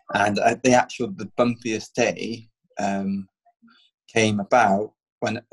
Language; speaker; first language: English; native; English